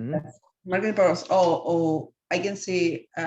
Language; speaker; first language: English; non-native, learner; Spanish